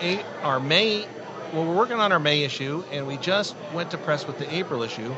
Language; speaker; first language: English; native; English